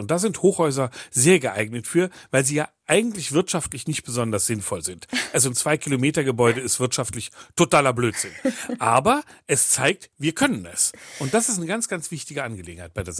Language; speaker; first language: German; native; German